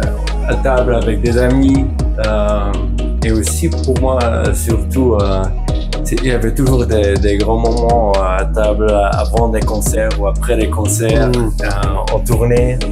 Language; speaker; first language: French; non-native, fluent; Dutch